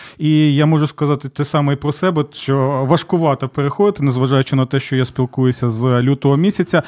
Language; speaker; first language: Ukrainian; native; Ukrainian